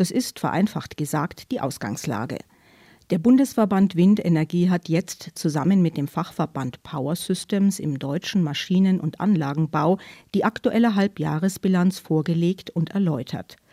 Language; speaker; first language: German; native; German